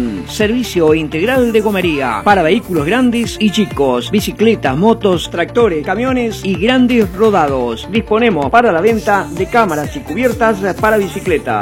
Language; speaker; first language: Spanish; native; Spanish